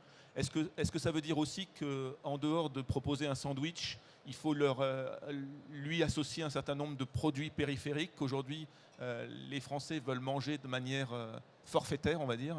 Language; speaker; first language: French; native; French